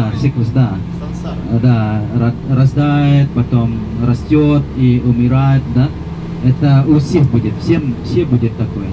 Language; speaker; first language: Russian; non-native, learner; Balinese